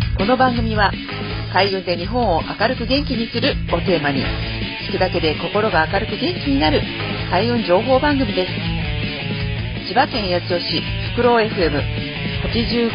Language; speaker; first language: Japanese; native; Japanese